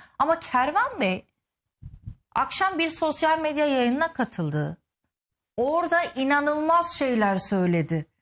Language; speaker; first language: Turkish; native; Turkish